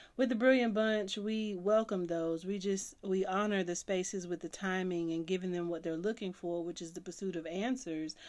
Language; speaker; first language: English; native; English